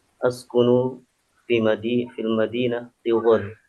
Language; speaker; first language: Arabic; non-native, learner; Indonesian